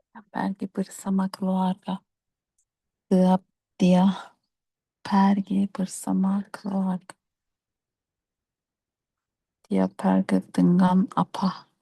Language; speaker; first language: Indonesian; non-native, learner; Turkish